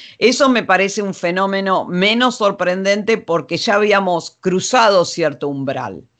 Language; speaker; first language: Spanish; non-native, fluent; Dutch